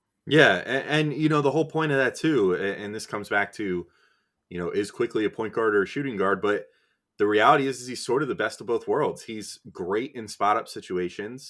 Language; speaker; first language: English; native; English